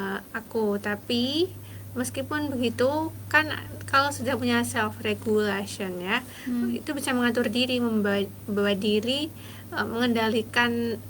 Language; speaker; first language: Indonesian; native; Indonesian